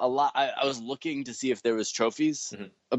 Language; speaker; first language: English; native; English